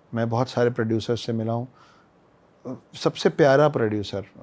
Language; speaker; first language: Hindi; native; Hindi